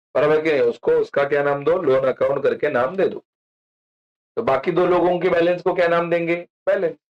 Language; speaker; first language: Hindi; non-native, local second language; Marathi